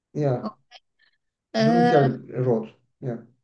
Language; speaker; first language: German; non-native, learner; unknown